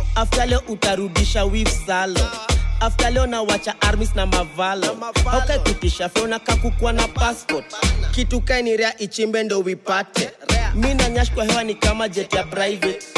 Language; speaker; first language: English; non-native, local second language; Kikuyu